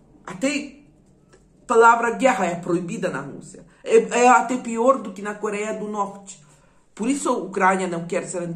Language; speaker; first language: Portuguese; non-native, fluent; Ukrainian